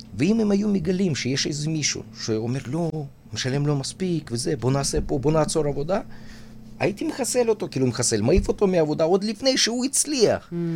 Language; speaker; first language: Hebrew; non-native, fluent; Russian